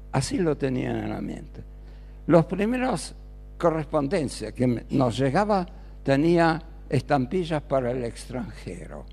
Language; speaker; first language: Spanish; early bilingual, other home language; German